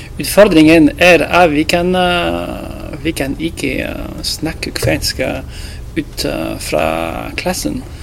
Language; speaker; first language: Norwegian; non-native, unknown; French